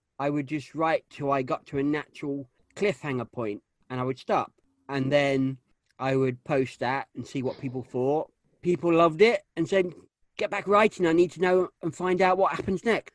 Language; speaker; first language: English; native; English